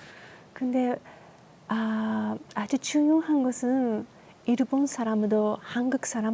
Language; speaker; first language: Korean; non-native, learner; Japanese